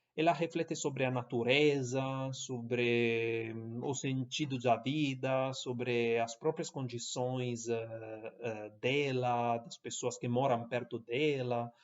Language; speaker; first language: Portuguese; non-native, fluent; Italian